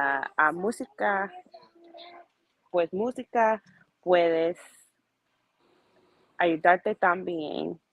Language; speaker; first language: Spanish; non-native, learner; English